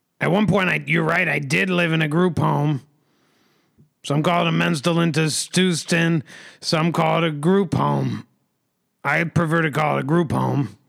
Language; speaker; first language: English; native; English